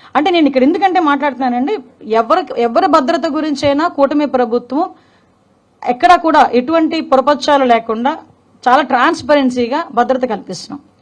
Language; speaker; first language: Telugu; native; Telugu